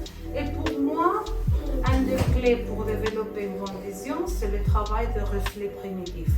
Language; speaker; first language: French; non-native, fluent; Spanish